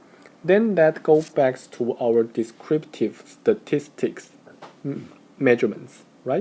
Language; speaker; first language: English; non-native, fluent; Chinese